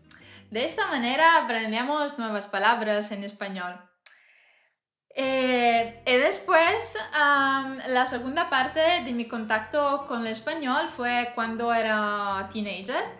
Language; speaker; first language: Spanish; non-native, fluent; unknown